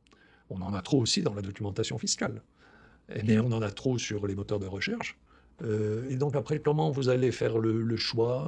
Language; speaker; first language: French; native; French